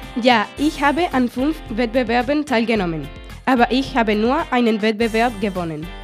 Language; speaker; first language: German; non-native, fluent; Spanish